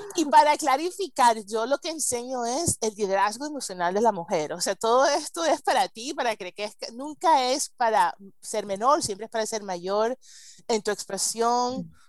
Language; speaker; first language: Spanish; early bilingual, heritage; Spanish